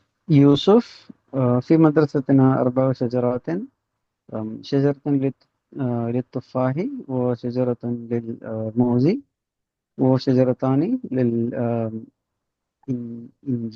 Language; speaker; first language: Arabic; non-native, learner; Urdu